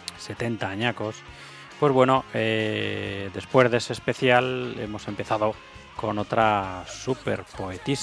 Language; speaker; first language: Spanish; native; Spanish